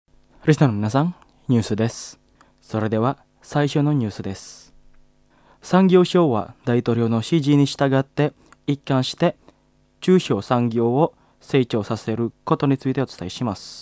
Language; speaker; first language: Japanese; non-native, fluent; Indonesian